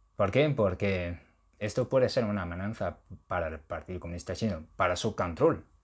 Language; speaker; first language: Spanish; non-native, fluent; Chinese